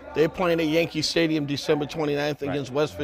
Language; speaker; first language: English; native; English